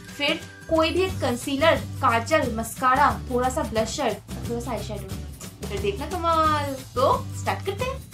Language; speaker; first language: Hindi; non-native, local second language; Bangla